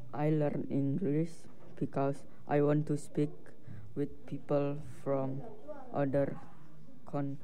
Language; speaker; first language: English; non-native, learner; Indonesian